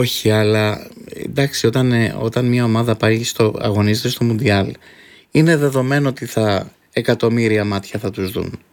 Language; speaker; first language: Greek; native; Greek